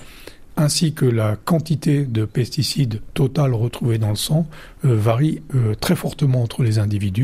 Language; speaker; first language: French; native; French